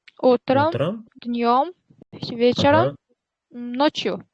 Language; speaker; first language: Russian; non-native, learner; Uzbek